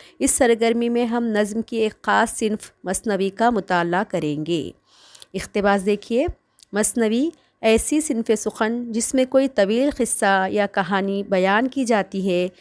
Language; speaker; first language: Urdu; native; Urdu